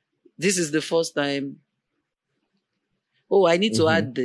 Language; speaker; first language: English; non-native, local second language; Yoruba